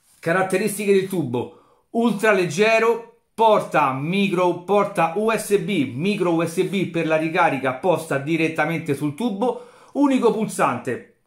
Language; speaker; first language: Italian; native; Italian